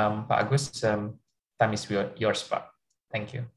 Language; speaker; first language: English; non-native, fluent; Indonesian